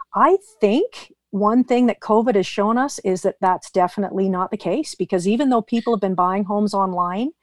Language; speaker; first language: English; native; English